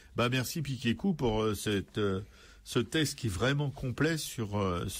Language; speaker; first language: French; native; French